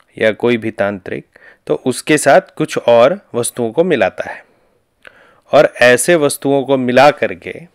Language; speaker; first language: Hindi; native; Hindi